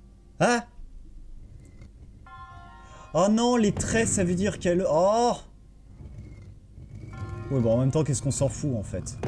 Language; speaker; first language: French; native; French